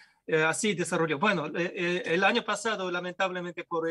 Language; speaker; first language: Spanish; non-native, fluent; Japanese